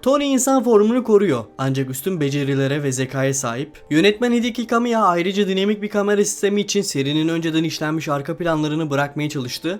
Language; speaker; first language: Turkish; native; Turkish